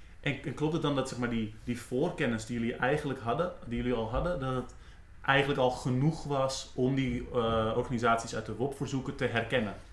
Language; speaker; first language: Dutch; native; Dutch